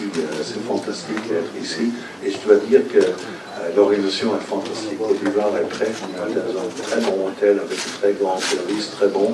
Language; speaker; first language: French; non-native, fluent; Dutch